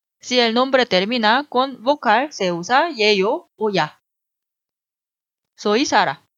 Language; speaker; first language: Spanish; non-native, fluent; Korean